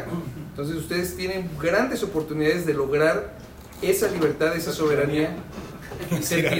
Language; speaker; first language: Spanish; native; Spanish